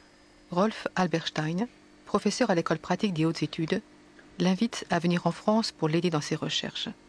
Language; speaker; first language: French; native; French